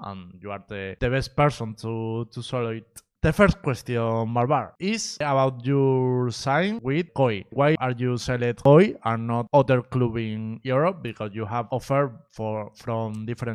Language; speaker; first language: English; non-native, learner; Spanish